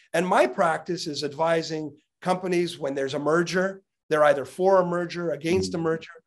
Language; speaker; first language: English; native; English